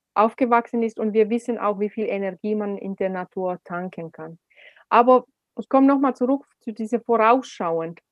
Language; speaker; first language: German; non-native, fluent; Finnish